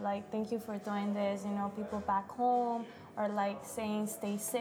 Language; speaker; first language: English; early bilingual, other home language; Spanish